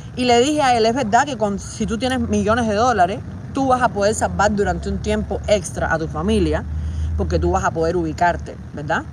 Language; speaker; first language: Spanish; native; Spanish